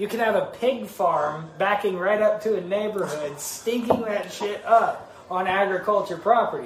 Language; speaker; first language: English; native; English